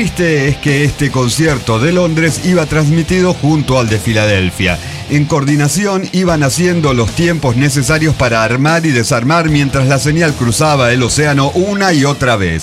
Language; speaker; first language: Spanish; native; Spanish